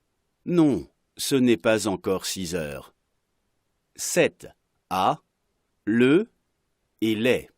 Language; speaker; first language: French; non-native, fluent; Arabic